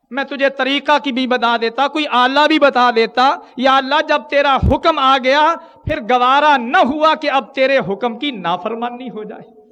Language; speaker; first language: Urdu; non-native, local second language; Punjabi